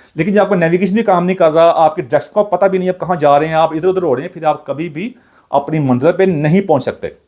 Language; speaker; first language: Urdu; non-native, local second language; Punjabi